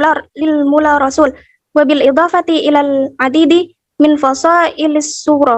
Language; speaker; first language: Arabic; non-native, learner; Indonesian